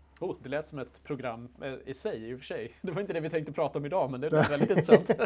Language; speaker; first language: Swedish; native; Swedish